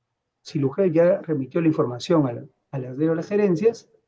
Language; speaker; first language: Spanish; native; Spanish